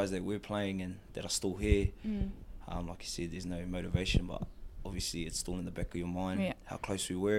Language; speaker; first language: English; native; English